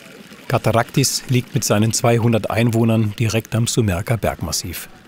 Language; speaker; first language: German; native; German